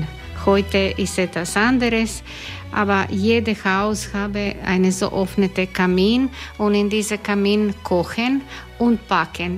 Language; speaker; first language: German; non-native, learner; Croatian